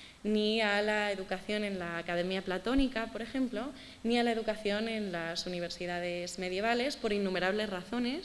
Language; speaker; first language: Spanish; native; Spanish